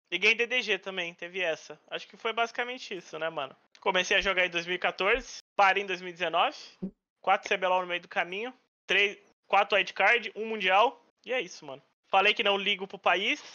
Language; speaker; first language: Portuguese; native; Portuguese